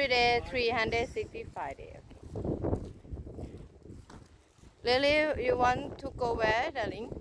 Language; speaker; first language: English; non-native, learner; Thai